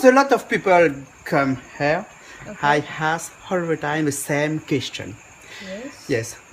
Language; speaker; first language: English; non-native, learner; Réunion Creole French